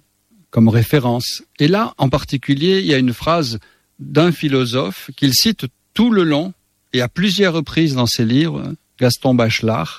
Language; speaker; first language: French; native; French